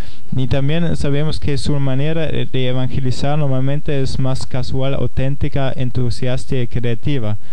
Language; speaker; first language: Spanish; non-native, fluent; German